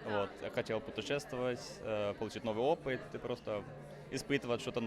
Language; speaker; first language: Russian; non-native, fluent; Norwegian